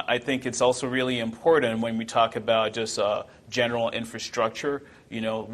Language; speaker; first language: English; non-native, local second language; Yoruba